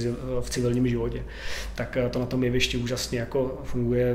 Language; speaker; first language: Czech; native; Czech